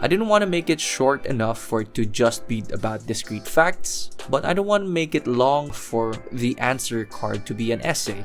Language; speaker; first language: English; non-native, local second language; Filipino